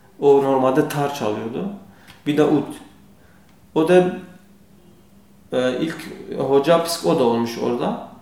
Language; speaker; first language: Turkish; non-native, learner; Kurdish